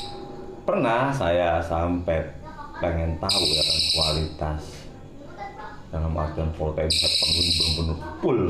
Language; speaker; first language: Indonesian; non-native, local second language; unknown